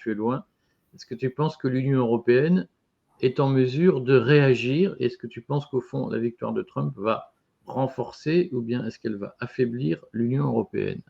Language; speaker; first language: French; native; French